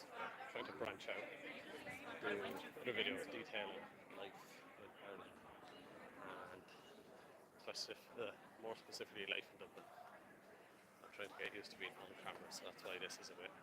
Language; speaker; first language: English; native; English